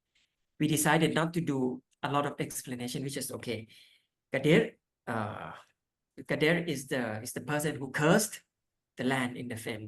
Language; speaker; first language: English; non-native, fluent; Thai